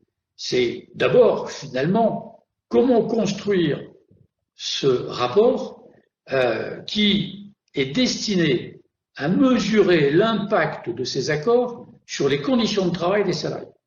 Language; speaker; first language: French; native; French